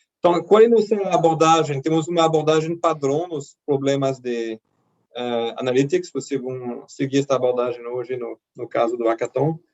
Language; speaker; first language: Portuguese; non-native, fluent; French